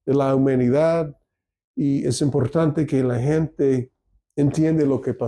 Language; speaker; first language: Spanish; non-native, fluent; English